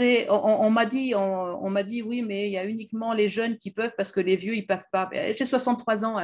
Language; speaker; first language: French; native; French